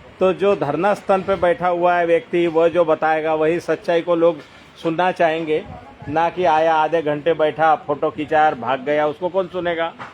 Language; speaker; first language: Hindi; non-native, local second language; Marathi